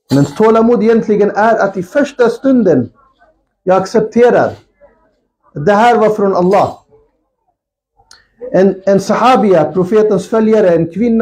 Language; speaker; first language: Swedish; non-native, local second language; Urdu